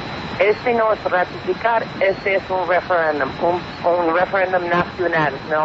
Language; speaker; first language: Spanish; non-native, fluent; English